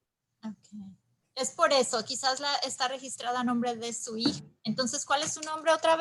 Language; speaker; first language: Spanish; native; Spanish